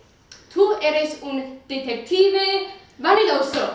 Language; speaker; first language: Spanish; non-native, learner; English